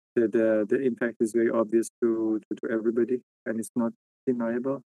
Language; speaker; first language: English; non-native, fluent; Persian